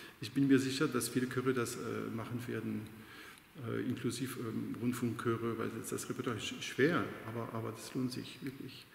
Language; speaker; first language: German; non-native, fluent; French